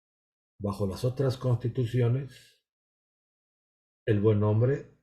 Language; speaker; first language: Spanish; native; Spanish